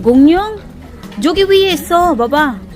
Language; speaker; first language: Korean; non-native, fluent; Filipino